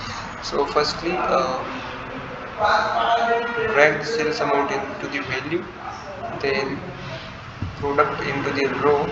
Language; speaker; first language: English; non-native, learner; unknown